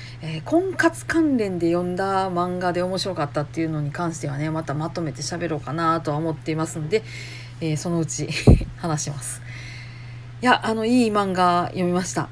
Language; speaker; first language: Japanese; native; Japanese